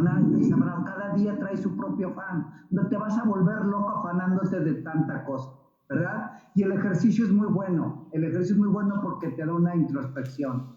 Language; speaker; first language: Spanish; native; Spanish